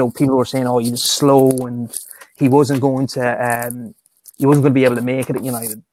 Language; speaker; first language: English; native; English